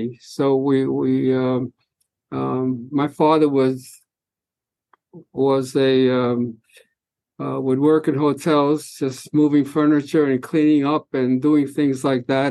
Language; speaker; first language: English; early bilingual, other home language; Spanish